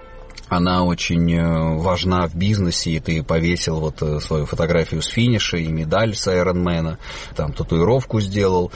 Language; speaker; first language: Russian; native; Russian